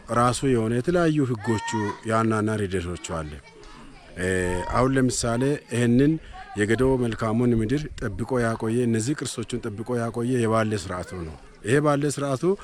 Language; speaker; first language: Amharic; non-native, local second language; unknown